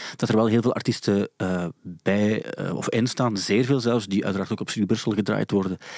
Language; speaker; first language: Dutch; native; Dutch